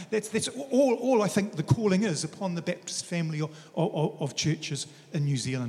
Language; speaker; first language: English; native; English